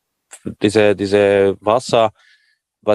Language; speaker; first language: German; non-native, learner; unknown